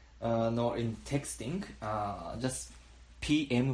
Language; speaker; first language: English; non-native, learner; Japanese